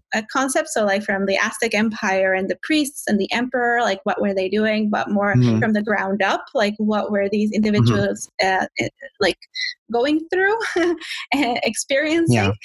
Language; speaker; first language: English; non-native, fluent; Spanish